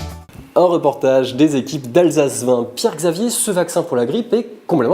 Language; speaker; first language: French; native; French